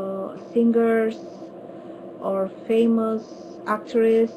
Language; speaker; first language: English; non-native, learner; Turkish